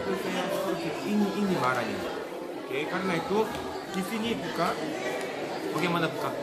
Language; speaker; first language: Indonesian; non-native, learner; Korean